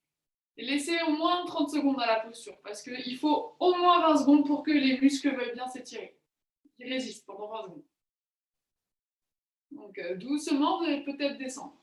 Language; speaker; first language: French; native; French